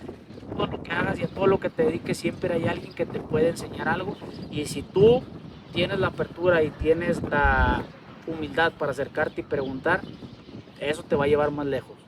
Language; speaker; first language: Spanish; native; Spanish